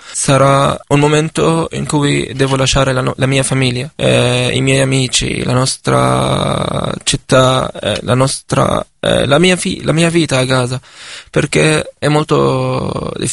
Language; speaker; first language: Italian; non-native, fluent; Arabic